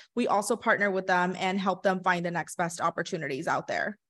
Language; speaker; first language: English; early bilingual, other home language; Hindi